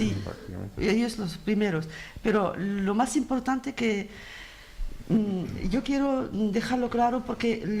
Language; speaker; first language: Spanish; non-native, fluent; Arabic